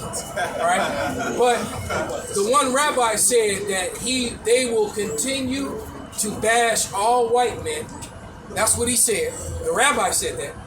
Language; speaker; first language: English; native; English